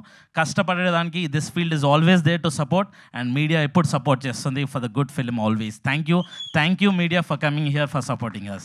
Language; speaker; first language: Telugu; native; Telugu